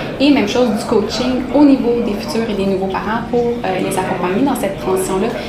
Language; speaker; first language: French; native; French